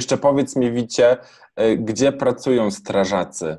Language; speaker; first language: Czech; non-native, learner; Polish